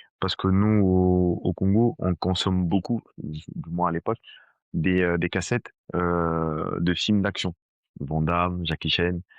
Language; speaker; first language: French; early bilingual, other home language; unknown